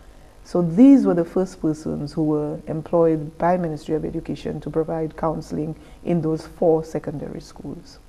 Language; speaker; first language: English; native; English